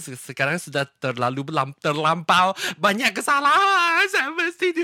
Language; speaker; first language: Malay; non-native, local second language; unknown